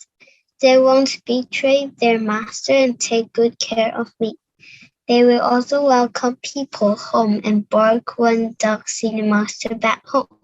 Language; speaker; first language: English; non-native, learner; Cantonese